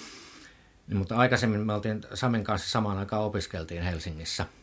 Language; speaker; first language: Finnish; native; Finnish